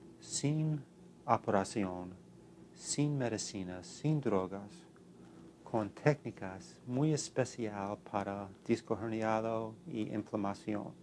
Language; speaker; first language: Spanish; non-native, learner; English